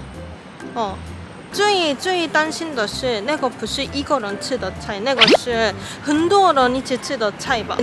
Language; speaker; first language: Chinese; non-native, fluent; Korean